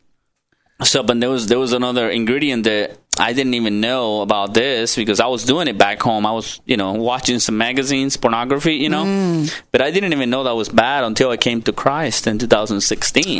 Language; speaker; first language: English; non-native, fluent; Spanish